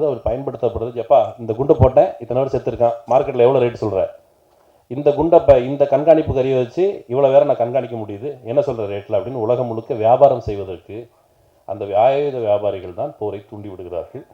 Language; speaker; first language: Tamil; native; Tamil